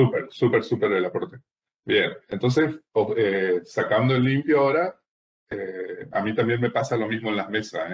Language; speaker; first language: Spanish; native; Spanish